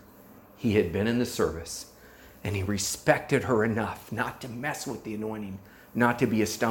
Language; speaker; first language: English; native; English